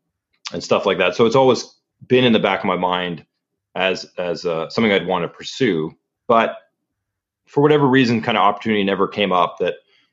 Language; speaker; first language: English; native; English